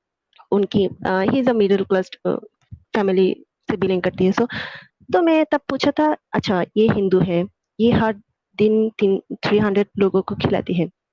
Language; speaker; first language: Hindi; non-native, fluent; Bangla